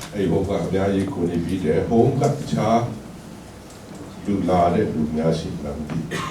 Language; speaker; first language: Burmese; non-native, local second language; Tedim Chin